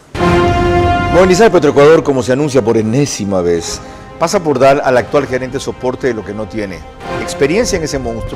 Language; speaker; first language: Spanish; native; Spanish